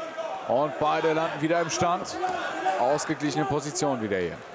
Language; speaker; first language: German; native; German